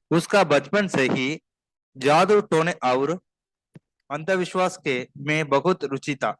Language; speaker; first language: Hindi; non-native, local second language; Tamil